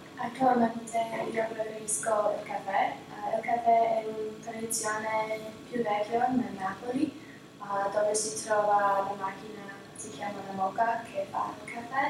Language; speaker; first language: Italian; non-native, learner; English